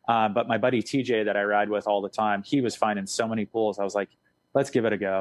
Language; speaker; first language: English; native; English